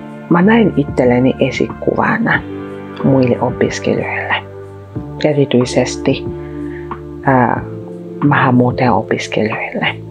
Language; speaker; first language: Finnish; non-native, fluent; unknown